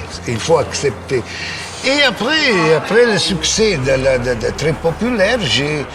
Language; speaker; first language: French; non-native, fluent; Italian